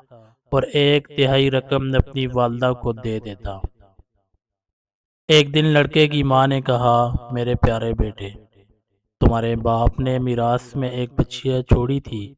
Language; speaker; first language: Urdu; native; Urdu